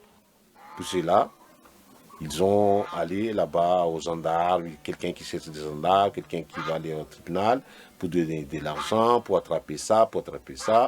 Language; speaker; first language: French; non-native, local second language; Malagasy